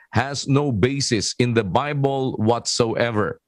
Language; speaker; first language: English; non-native, local second language; Filipino